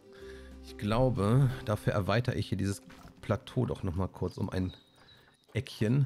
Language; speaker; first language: German; native; German